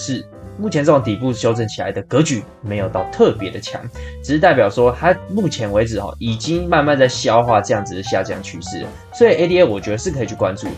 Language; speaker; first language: Chinese; native; Chinese